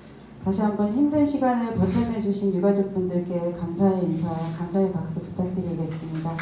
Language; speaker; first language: Korean; native; Korean